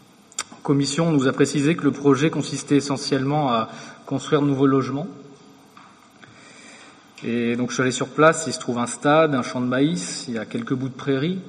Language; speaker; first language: French; native; French